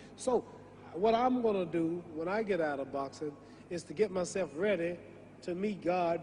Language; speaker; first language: English; native; English